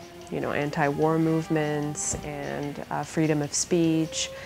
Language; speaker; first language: English; early bilingual, other home language; Persian